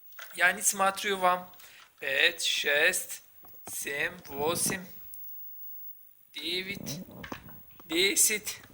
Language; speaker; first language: Russian; non-native, learner; Turkish